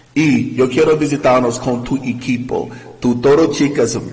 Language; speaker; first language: Spanish; non-native, learner; English